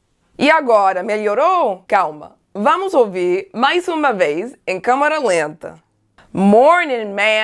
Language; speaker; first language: Portuguese; non-native, fluent; English